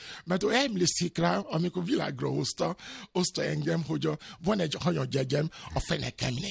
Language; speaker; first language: Hungarian; non-native, learner; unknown